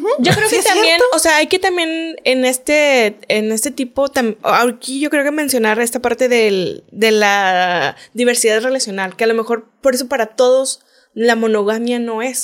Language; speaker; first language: Spanish; native; Spanish